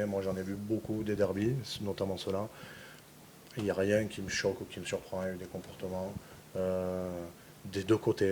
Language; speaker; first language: French; native; French